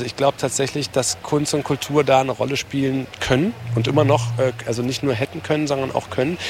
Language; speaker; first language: German; native; German